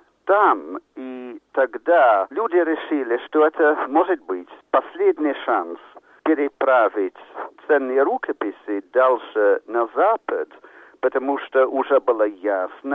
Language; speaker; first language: Russian; non-native, fluent; English